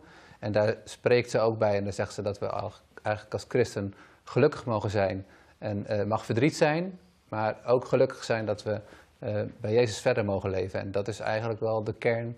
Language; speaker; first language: Dutch; native; Dutch